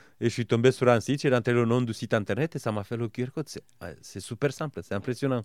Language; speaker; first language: French; non-native, fluent; Romanian